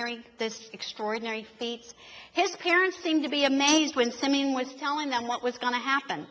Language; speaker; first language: English; native; English